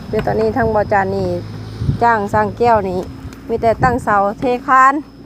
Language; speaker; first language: Thai; native; Thai